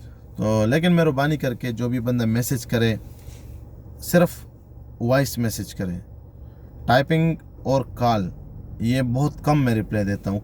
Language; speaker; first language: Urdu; non-native, local second language; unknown